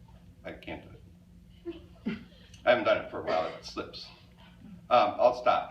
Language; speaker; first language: English; native; English